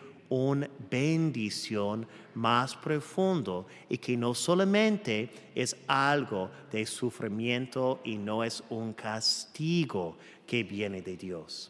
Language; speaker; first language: Spanish; non-native, fluent; English